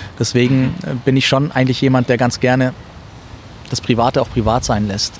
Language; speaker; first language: German; early bilingual, other home language; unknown